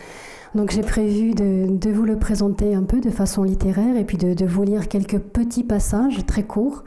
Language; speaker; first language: French; native; French